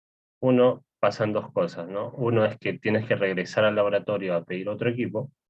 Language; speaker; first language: Spanish; native; Spanish